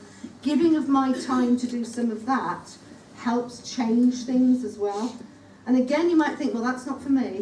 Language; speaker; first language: English; native; English